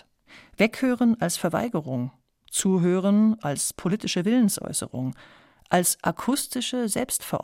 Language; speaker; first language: German; native; German